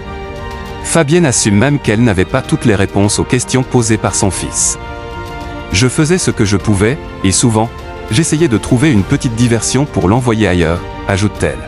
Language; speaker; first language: French; native; French